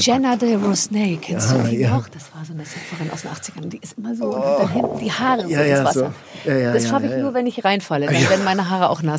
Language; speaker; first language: German; native; German